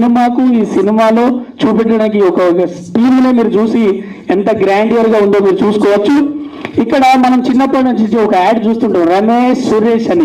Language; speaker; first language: Telugu; native; Telugu